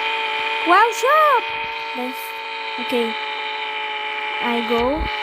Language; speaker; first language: English; non-native, learner; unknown